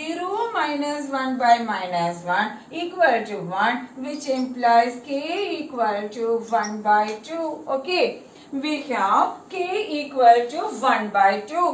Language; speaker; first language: English; non-native, local second language; Malayalam